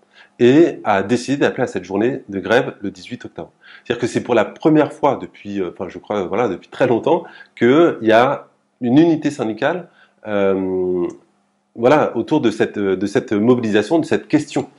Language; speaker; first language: French; native; French